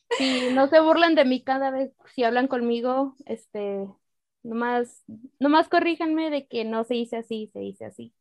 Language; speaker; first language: Spanish; native; Spanish